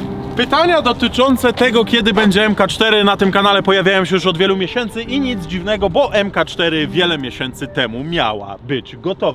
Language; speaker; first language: Polish; native; Polish